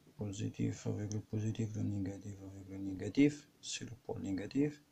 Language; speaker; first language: French; non-native, local second language; Arabic